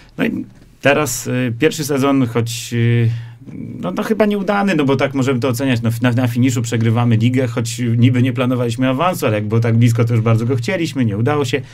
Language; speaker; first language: Polish; native; Polish